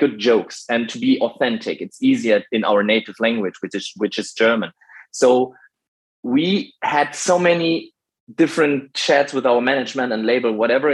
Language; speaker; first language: English; non-native, fluent; German